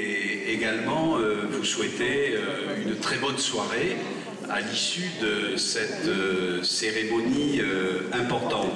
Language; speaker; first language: French; native; French